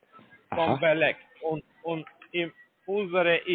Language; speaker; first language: German; non-native, learner; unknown